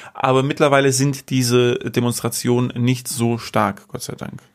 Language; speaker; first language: German; non-native, fluent; Greek